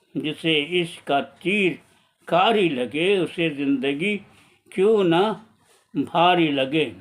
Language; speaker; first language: Urdu; native; Urdu